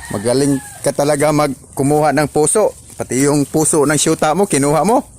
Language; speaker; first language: Filipino; native; Filipino